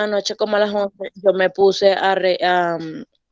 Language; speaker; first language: Spanish; native; Spanish